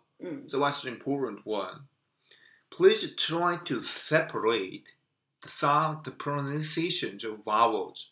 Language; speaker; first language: English; non-native, fluent; Korean